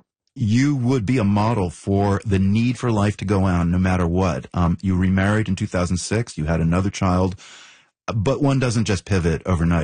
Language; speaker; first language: English; native; English